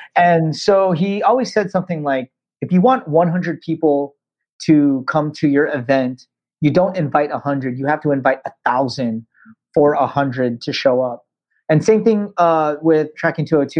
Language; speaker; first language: English; native; English